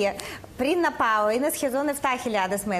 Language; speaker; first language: Greek; non-native, learner; Russian